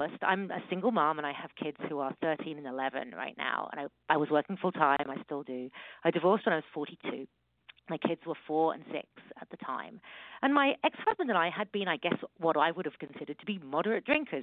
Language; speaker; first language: English; native; English